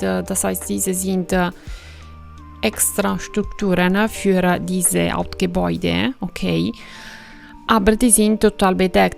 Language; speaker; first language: German; non-native, fluent; Italian